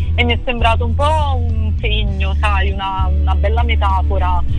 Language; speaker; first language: Italian; native; Italian